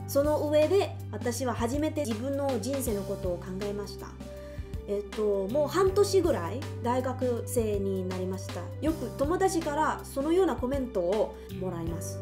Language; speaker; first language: Japanese; non-native, learner; Chinese